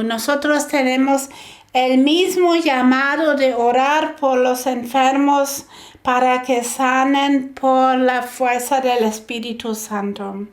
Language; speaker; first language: Spanish; non-native, fluent; German